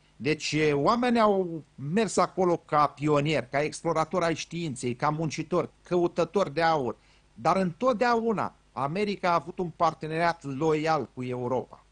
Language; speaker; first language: Romanian; native; Romanian